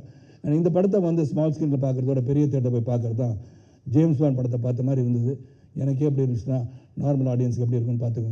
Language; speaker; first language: Tamil; native; Tamil